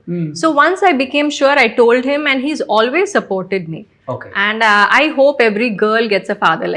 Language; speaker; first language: Telugu; non-native, local second language; Tamil